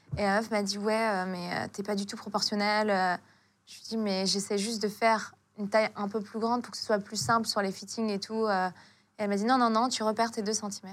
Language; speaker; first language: French; non-native, local second language; Arabic